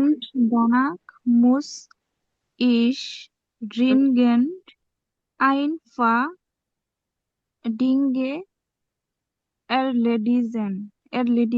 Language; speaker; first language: German; non-native, learner; Bangla